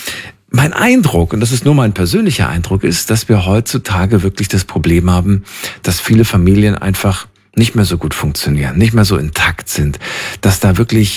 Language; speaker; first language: German; native; German